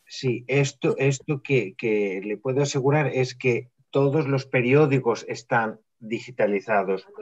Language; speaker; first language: Spanish; non-native, fluent; Greek